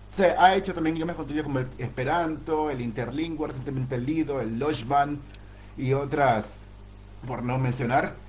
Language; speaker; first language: Spanish; native; Spanish